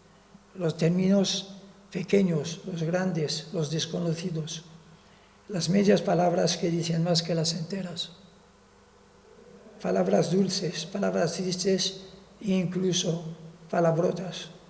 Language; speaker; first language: Spanish; non-native, fluent; Arabic